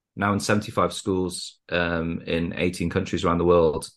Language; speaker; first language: English; native; English